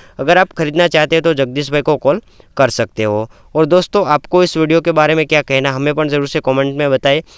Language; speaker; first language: Hindi; non-native, local second language; Gujarati